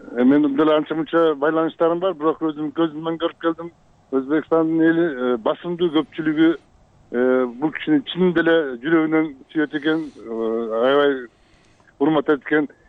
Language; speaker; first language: Kyrgyz; non-native, local second language; Uzbek